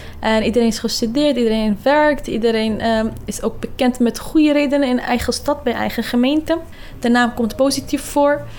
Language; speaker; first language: Dutch; early bilingual, other home language; Kurdish